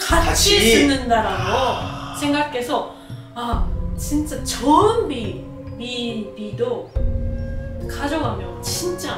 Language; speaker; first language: Korean; non-native, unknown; Japanese